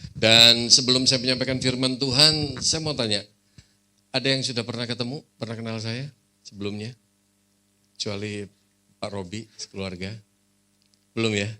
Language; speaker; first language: Indonesian; native; Indonesian